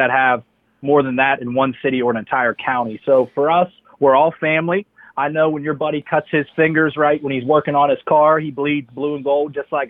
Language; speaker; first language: English; native; English